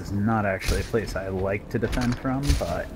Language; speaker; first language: English; native; English